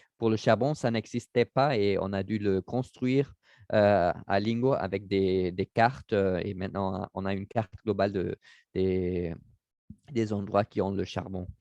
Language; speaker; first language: French; non-native, learner; German